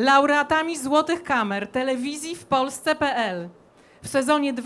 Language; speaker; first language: Polish; native; Polish